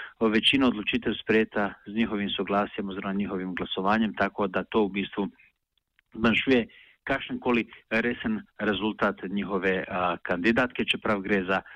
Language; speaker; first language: Slovenian; non-native, local second language; Bosnian